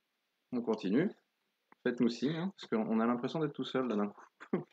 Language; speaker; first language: French; native; French